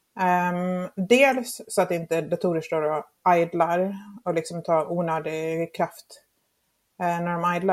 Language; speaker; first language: Swedish; non-native, fluent; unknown